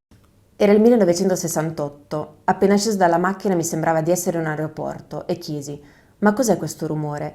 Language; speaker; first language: Italian; native; Italian